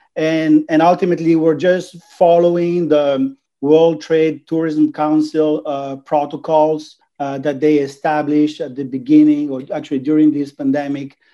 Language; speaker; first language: English; non-native, fluent; Italian